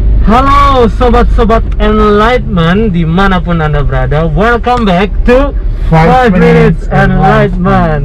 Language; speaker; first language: Indonesian; native; Indonesian